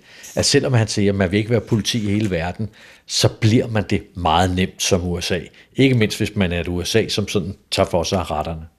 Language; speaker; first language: Danish; native; Danish